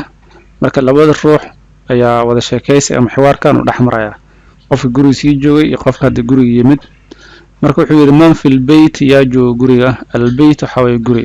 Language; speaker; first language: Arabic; non-native, fluent; Somali